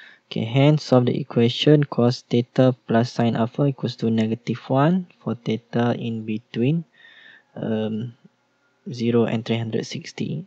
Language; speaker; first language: English; non-native, local second language; Malay